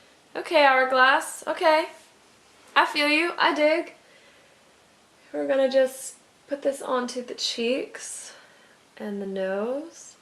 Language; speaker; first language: English; native; English